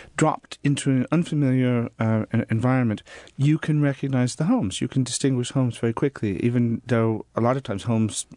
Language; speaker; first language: English; native; English